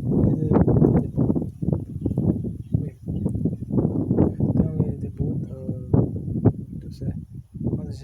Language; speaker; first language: French; non-native, learner; Portuguese